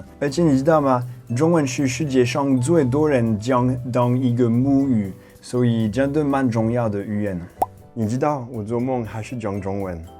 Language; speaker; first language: Chinese; non-native, fluent; French